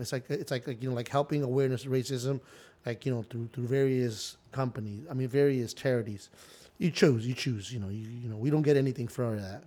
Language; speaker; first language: English; early bilingual, other home language; Spanish